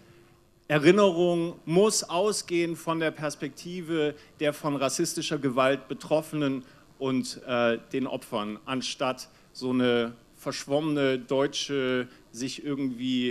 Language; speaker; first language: German; native; German